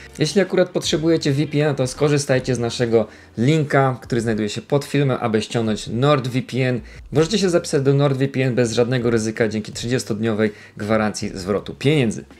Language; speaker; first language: Polish; native; Polish